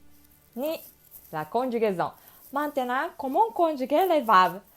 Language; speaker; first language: French; non-native, fluent; Japanese